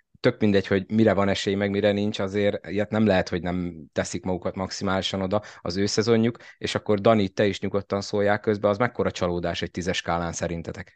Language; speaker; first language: Hungarian; native; Hungarian